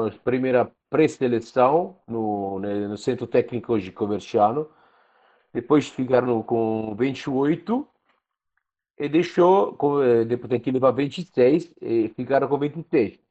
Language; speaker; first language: Portuguese; non-native, fluent; Italian